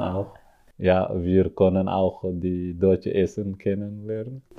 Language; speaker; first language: German; non-native, learner; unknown